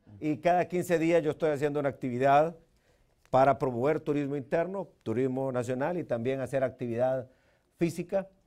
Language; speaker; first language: Spanish; native; Spanish